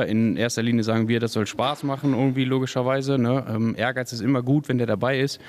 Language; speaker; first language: German; native; German